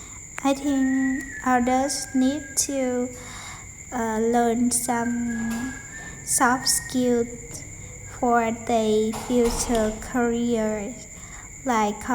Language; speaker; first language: English; non-native, learner; Vietnamese